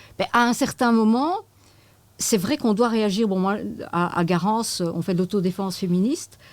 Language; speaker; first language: French; native; French